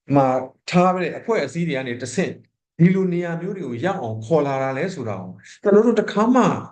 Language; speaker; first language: Burmese; non-native, local second language; S'gaw Karen